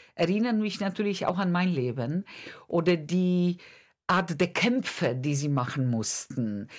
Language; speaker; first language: German; non-native, fluent; Polish